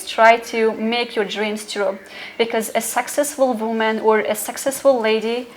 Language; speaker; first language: English; non-native, fluent; Tajik